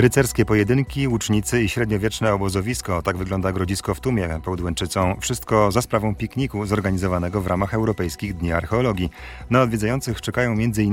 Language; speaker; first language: Polish; native; Polish